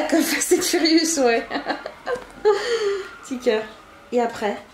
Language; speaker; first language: French; native; French